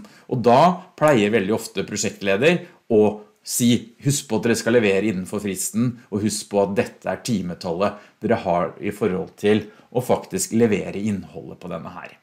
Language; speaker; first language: Norwegian; native; Norwegian